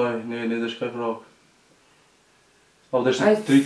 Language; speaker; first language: German; early bilingual, other home language; Albanian